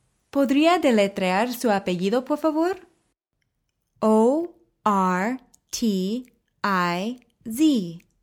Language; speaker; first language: Spanish; non-native, fluent; English